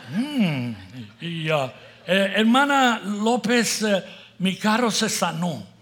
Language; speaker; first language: Spanish; native; Spanish